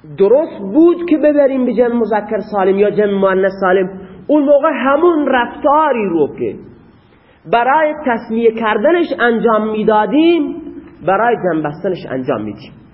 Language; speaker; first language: Persian; non-native, local second language; Baluchi